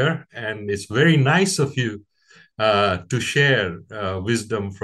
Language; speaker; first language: English; non-native, local second language; Gujarati